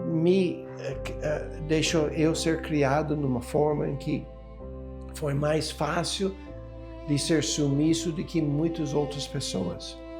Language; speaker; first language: Portuguese; non-native, fluent; English